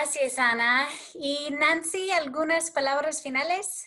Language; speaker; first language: Spanish; non-native, fluent; English